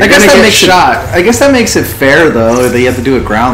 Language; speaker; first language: English; native; English